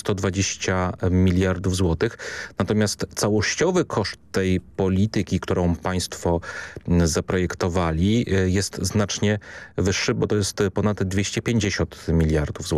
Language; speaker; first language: Polish; native; Polish